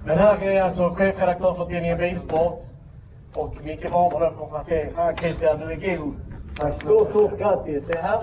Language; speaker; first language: Swedish; native; Swedish